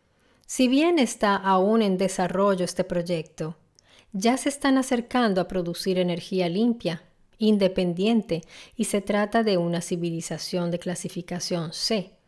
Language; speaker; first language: Spanish; non-native, fluent; Italian